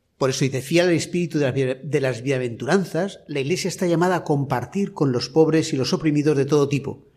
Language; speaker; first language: Spanish; native; Spanish